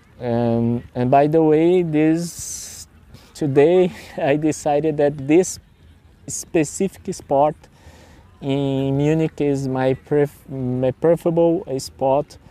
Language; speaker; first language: English; non-native, fluent; Portuguese